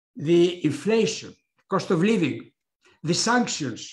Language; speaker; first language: English; non-native, fluent; Greek